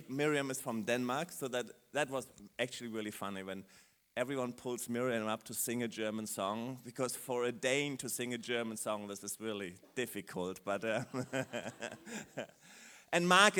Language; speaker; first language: English; non-native, fluent; German